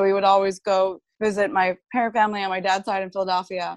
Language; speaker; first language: English; non-native, fluent; Japanese